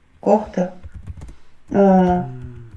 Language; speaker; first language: German; non-native, learner; Ukrainian